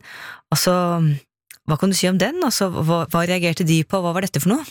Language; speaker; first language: Norwegian; native; Norwegian